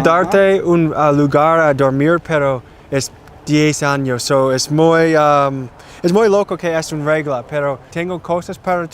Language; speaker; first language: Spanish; non-native, learner; English